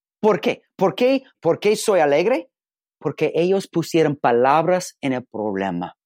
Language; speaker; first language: Spanish; non-native, learner; English